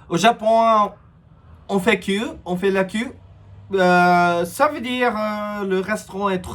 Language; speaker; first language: French; non-native, learner; Japanese